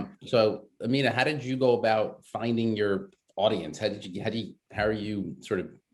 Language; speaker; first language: English; native; English